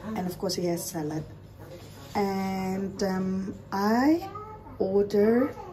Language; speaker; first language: English; non-native, fluent; Indonesian